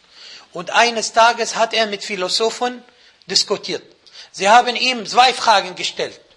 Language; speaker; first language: German; non-native, fluent; Arabic